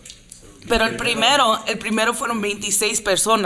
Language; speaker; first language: Spanish; early bilingual, heritage; Spanish